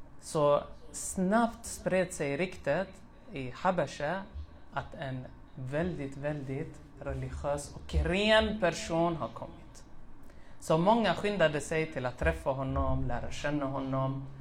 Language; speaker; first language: Swedish; early bilingual, other home language; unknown